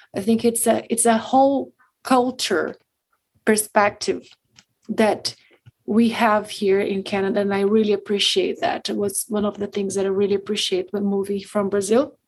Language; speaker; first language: English; non-native, fluent; Portuguese